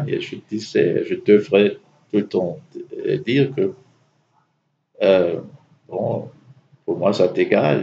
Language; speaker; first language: French; non-native, fluent; German